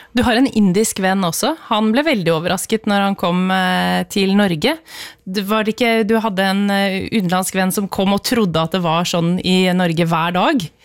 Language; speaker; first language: Norwegian; native; Norwegian